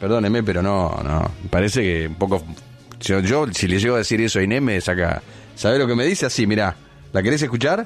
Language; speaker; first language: Spanish; native; Spanish